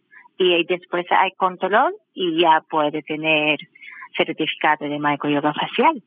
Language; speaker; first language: Spanish; non-native, learner; Japanese